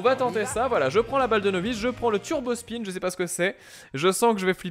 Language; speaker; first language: French; native; French